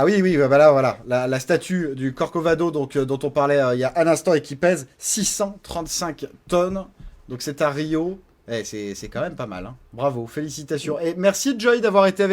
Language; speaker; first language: French; native; French